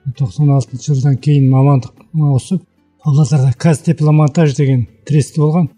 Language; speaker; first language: Kazakh; early bilingual, heritage; Kazakh